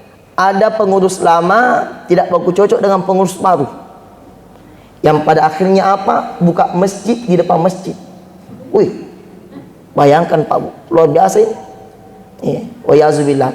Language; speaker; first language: Indonesian; non-native, local second language; Buginese